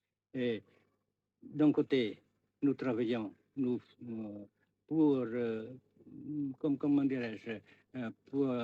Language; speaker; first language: French; non-native, local second language; Vietnamese